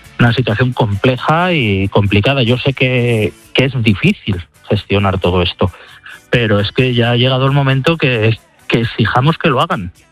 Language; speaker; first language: Spanish; native; Spanish